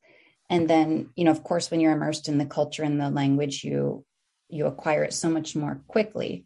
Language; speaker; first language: English; early bilingual, other home language; Filipino